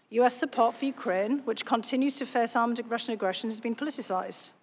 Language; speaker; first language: English; native; English